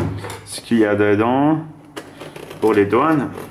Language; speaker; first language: French; non-native, fluent; German